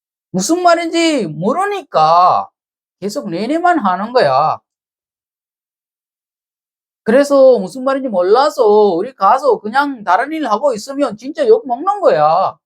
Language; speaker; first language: Korean; non-native, fluent; Sinhala